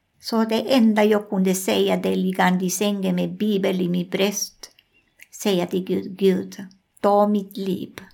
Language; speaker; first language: Swedish; non-native, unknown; Spanish